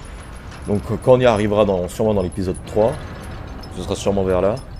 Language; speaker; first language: French; native; French